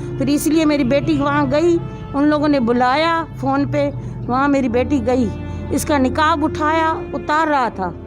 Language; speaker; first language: Urdu; non-native, local second language; Sindhi